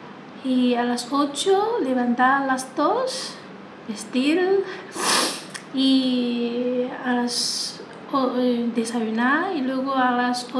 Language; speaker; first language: Spanish; non-native, learner; Chinese